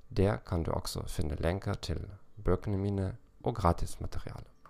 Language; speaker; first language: Norwegian; non-native, learner; German